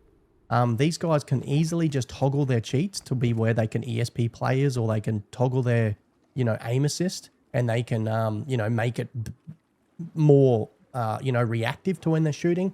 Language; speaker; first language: English; native; English